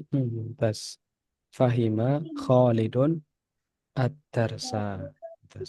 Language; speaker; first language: Arabic; non-native, fluent; Indonesian